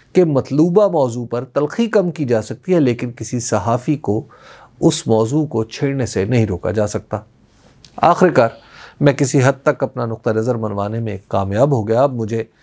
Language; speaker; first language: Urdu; non-native, local second language; Punjabi